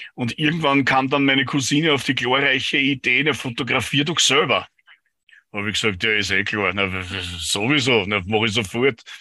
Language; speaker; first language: German; native; German